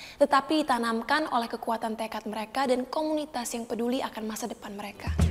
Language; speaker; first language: Indonesian; non-native, local second language; English